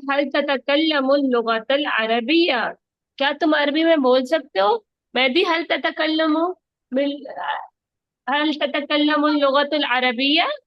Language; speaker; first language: Urdu; native; Urdu